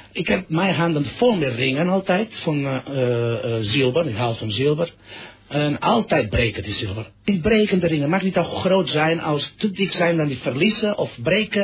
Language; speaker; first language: Dutch; non-native, fluent; Catalan